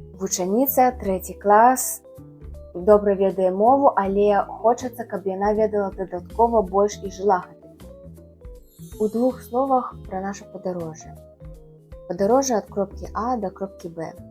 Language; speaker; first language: Belarusian; non-native, local second language; Russian